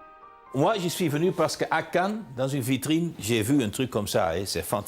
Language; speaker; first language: French; non-native, fluent; Dutch